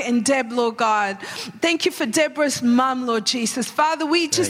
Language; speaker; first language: English; non-native, local second language; Sinhala